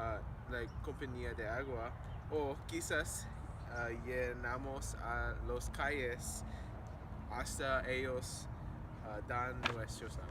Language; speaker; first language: Spanish; non-native, learner; English